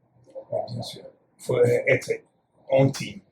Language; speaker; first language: French; non-native, learner; Portuguese